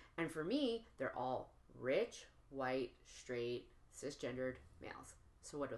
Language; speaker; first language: English; native; English